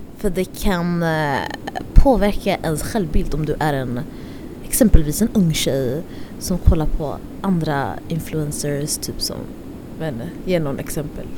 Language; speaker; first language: Swedish; early bilingual, other home language; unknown